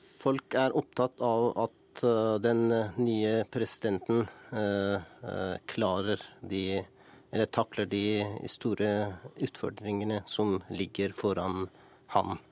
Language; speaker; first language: Norwegian; non-native, fluent; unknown